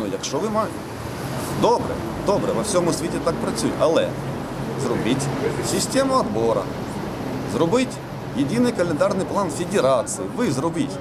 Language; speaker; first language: Ukrainian; native; Ukrainian